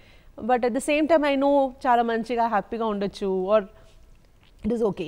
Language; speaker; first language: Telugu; non-native, local second language; Malayalam